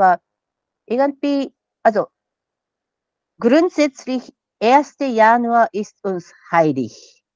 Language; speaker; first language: German; non-native, fluent; Japanese